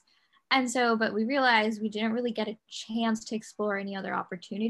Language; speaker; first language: English; native; English